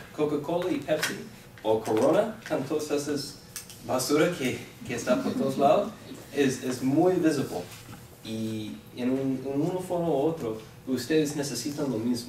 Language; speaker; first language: Spanish; non-native, fluent; English